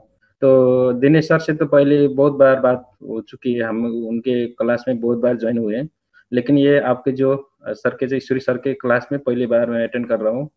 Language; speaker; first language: Hindi; non-native, learner; Nepali